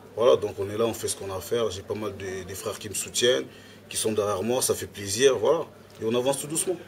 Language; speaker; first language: French; early bilingual, other home language; Lingala